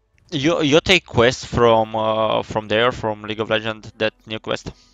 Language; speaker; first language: English; non-native, learner; Romanian